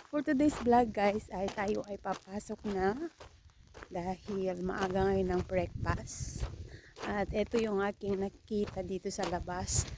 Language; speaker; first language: Filipino; native; Filipino